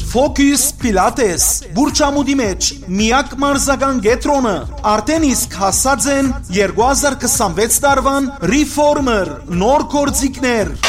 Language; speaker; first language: Armenian; native; Armenian